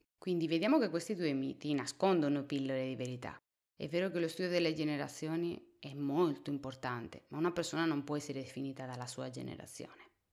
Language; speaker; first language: Italian; non-native, fluent; Spanish